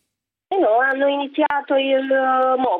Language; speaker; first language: Italian; non-native, fluent; Romanian